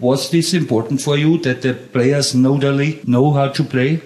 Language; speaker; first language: English; non-native, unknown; German